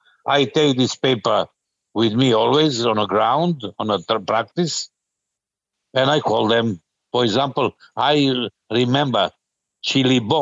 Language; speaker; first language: English; non-native, learner; Serbian